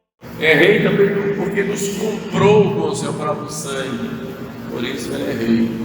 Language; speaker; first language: Portuguese; native; Portuguese